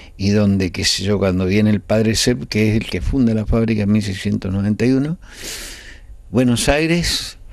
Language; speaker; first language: Spanish; native; Spanish